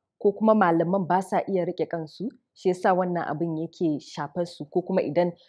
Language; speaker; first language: Hausa; native; Hausa